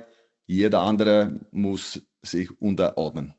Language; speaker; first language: German; non-native, fluent; Icelandic